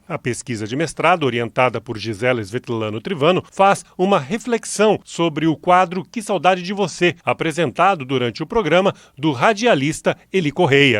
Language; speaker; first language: Portuguese; native; Portuguese